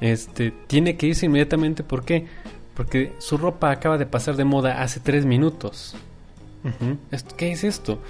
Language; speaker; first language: Spanish; native; Spanish